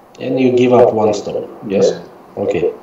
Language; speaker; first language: English; non-native, fluent; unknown